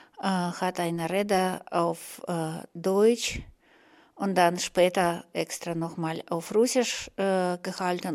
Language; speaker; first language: German; non-native, fluent; Russian